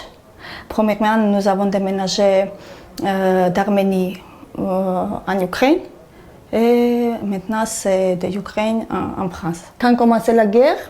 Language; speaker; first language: French; non-native, learner; Armenian